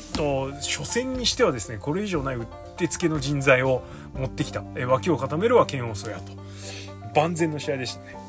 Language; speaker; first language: Japanese; native; Japanese